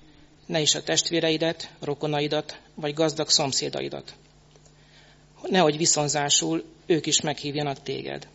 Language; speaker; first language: Hungarian; native; Hungarian